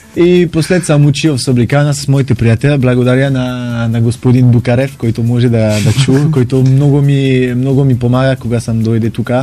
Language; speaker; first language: Bulgarian; non-native, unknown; French